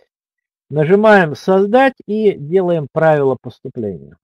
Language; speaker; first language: Russian; native; Russian